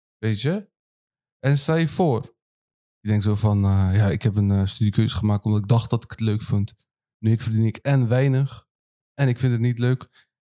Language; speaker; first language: Dutch; early bilingual, other home language; Turkish